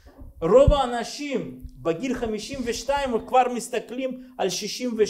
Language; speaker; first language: Hebrew; non-native, fluent; Russian